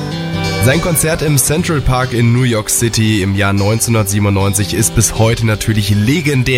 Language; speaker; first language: German; native; German